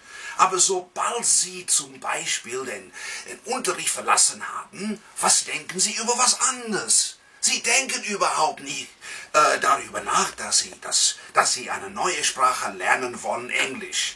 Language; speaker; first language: German; non-native, fluent; English